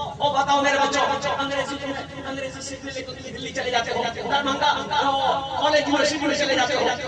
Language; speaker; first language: Urdu; native; Urdu